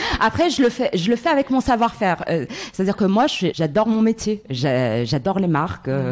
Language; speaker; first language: French; non-native, local second language; Arabic